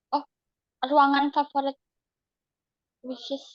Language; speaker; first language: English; non-native, learner; Indonesian